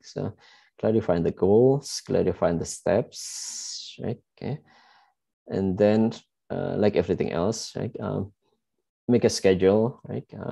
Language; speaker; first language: English; non-native, fluent; Javanese